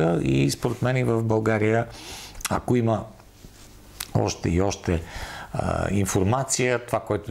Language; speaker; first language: Bulgarian; native; Bulgarian